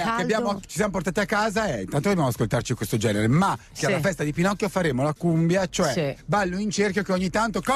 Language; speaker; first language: Italian; native; Italian